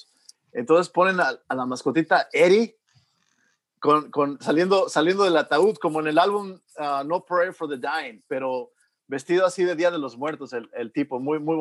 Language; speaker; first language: Spanish; early bilingual, heritage; Spanish